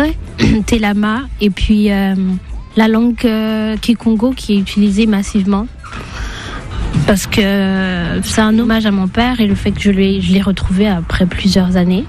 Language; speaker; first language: French; native; French